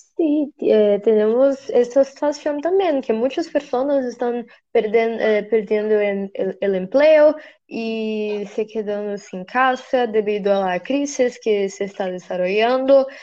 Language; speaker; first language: Spanish; non-native, learner; Portuguese